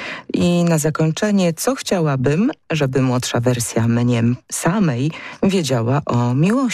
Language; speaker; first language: Polish; native; Polish